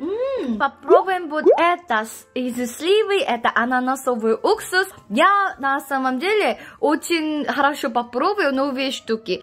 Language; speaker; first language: Russian; non-native, fluent; Korean